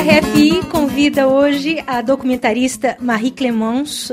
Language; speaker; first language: Portuguese; native; Portuguese